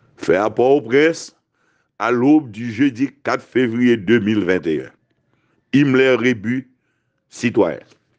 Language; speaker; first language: French; non-native, local second language; Haitian Creole